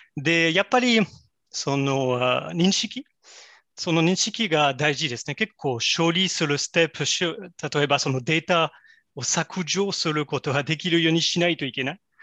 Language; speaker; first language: Japanese; non-native, fluent; French